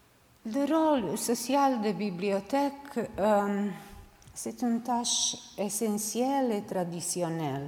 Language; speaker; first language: French; non-native, learner; Serbian